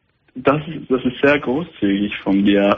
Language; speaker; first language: German; non-native, fluent; English